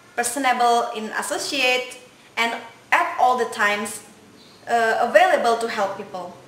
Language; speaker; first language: English; non-native, learner; Indonesian